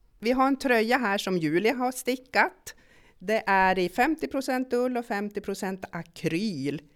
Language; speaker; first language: Swedish; native; Swedish